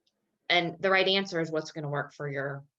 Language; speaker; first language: English; native; English